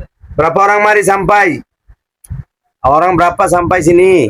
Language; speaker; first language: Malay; non-native, learner; Bangla